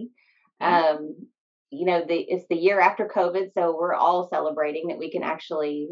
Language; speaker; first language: English; native; English